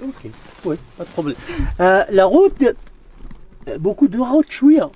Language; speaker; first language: French; non-native, learner; Arabic